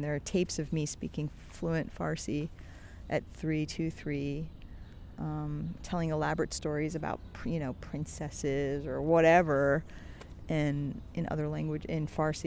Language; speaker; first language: English; native; English